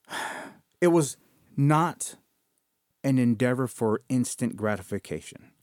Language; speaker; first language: English; early bilingual, other home language; Spanish